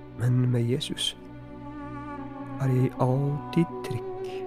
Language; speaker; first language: Norwegian; non-native, fluent; Polish